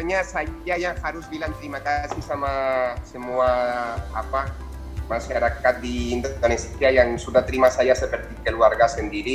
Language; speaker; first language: Indonesian; non-native, fluent; Spanish